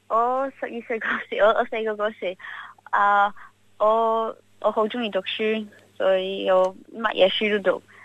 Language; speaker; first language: Cantonese; early bilingual, heritage; Cantonese